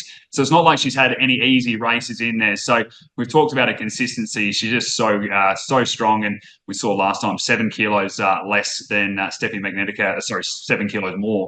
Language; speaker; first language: English; native; English